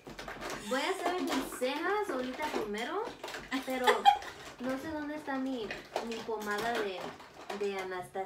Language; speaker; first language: Spanish; early bilingual, heritage; Spanish